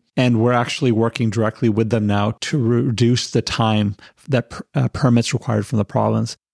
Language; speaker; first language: English; native; English